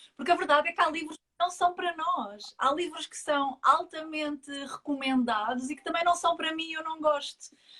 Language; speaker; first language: Portuguese; native; Portuguese